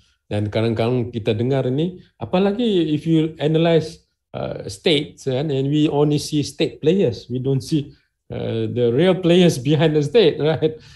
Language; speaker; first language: English; non-native, local second language; Malay